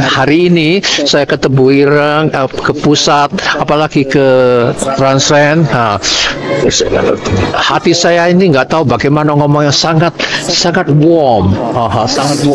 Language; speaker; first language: Indonesian; non-native, learner; Cantonese